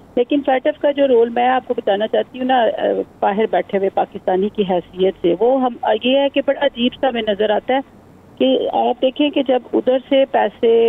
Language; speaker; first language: Urdu; non-native, local second language; Punjabi